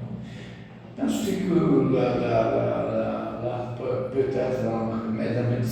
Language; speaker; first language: French; non-native, learner; Portuguese